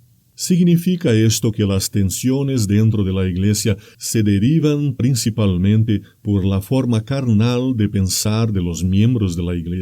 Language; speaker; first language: Spanish; non-native, fluent; Portuguese